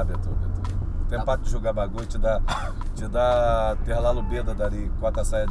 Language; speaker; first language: Indonesian; non-native, learner; Portuguese